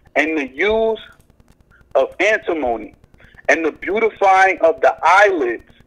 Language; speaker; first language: English; native; English